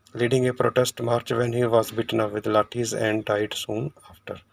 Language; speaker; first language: English; non-native, local second language; Punjabi